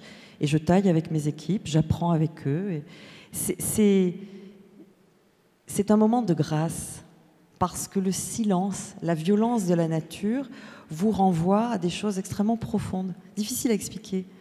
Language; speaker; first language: French; native; French